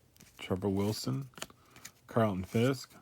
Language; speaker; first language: English; native; English